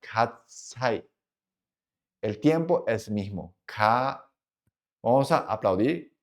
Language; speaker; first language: Spanish; non-native, fluent; Japanese